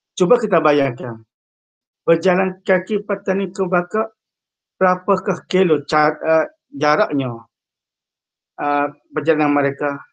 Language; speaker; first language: Malay; native; Malay